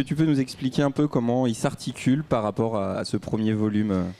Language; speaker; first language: French; native; French